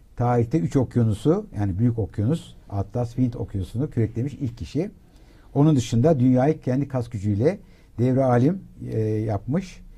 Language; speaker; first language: Turkish; early bilingual, heritage; Turkish